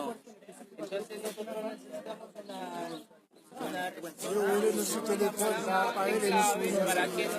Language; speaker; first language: Spanish; non-native, fluent; Haitian Creole